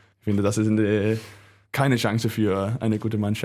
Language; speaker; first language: German; non-native, learner; Danish